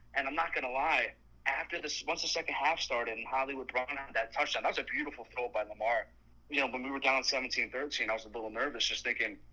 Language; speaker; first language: English; native; English